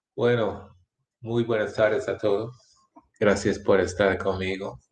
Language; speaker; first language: Spanish; non-native, fluent; English